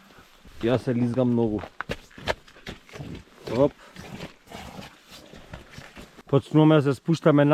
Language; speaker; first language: Macedonian; native; Macedonian